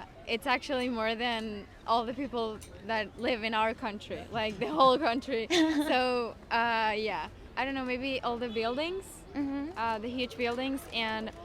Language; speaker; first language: English; non-native, fluent; Spanish